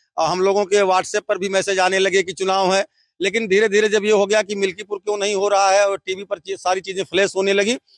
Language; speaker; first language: Hindi; native; Hindi